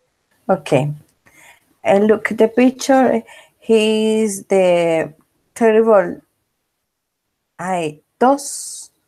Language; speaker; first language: English; non-native, learner; Spanish